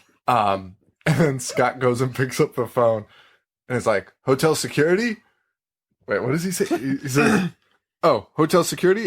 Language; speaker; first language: English; native; English